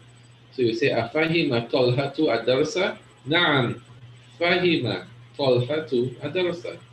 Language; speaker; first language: Arabic; non-native, fluent; English